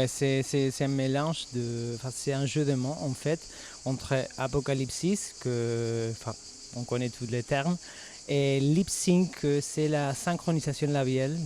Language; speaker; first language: French; non-native, fluent; Spanish